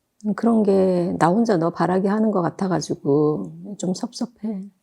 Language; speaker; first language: Korean; native; Korean